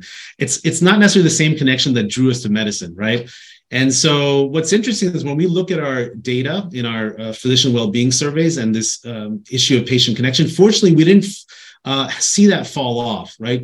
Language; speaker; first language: English; native; English